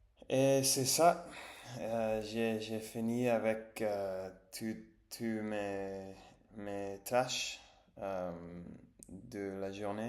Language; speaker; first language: French; non-native, learner; English